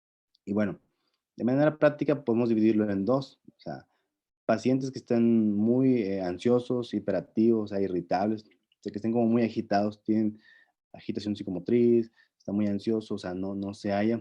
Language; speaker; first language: Spanish; native; Spanish